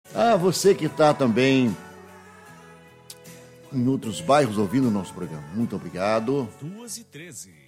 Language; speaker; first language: Portuguese; native; Portuguese